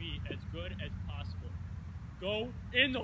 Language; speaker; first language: English; native; English